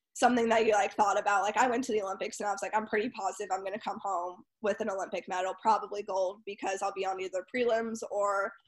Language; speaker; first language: English; native; English